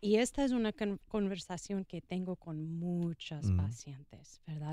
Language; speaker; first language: Spanish; non-native, learner; English